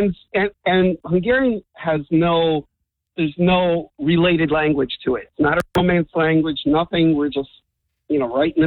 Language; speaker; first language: English; non-native, local second language; Hungarian